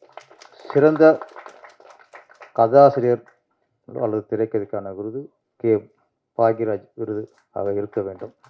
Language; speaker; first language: Tamil; native; Tamil